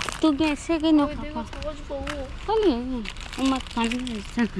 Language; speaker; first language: Korean; early bilingual, other home language; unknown